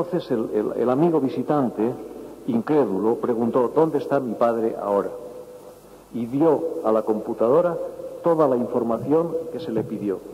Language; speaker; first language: Spanish; native; Spanish